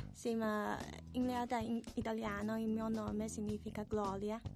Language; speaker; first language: Italian; non-native, learner; Chinese